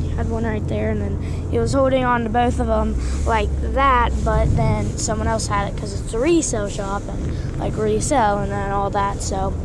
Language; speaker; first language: English; native; English